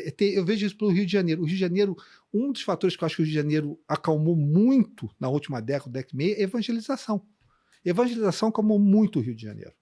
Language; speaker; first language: Portuguese; native; Portuguese